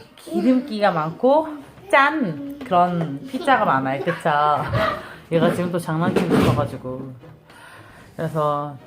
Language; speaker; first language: Korean; native; Korean